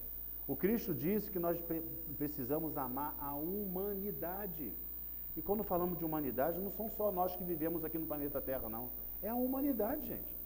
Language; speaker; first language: Portuguese; native; Portuguese